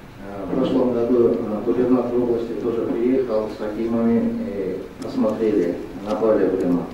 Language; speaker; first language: Russian; non-native, local second language; Kyrgyz